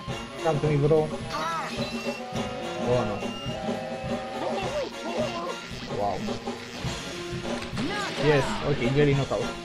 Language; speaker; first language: English; non-native, learner; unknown